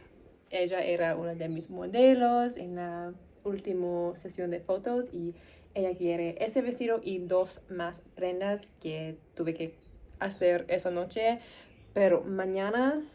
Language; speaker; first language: Spanish; non-native, learner; English